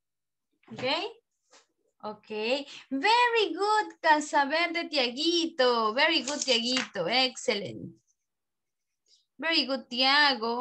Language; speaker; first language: English; non-native, learner; Spanish